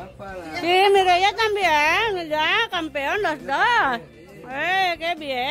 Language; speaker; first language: Spanish; non-native, learner; Indonesian